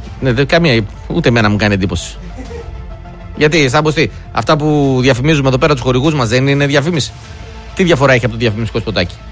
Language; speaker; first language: Greek; native; Greek